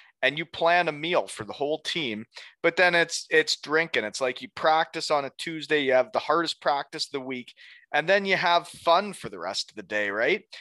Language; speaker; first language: English; native; English